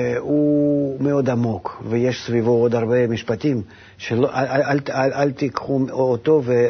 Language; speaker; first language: Hebrew; non-native, fluent; Russian